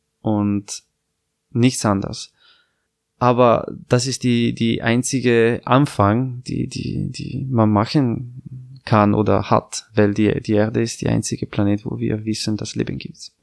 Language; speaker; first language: German; non-native, fluent; Italian